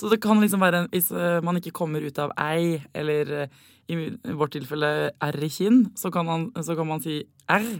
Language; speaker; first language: Norwegian; native; Norwegian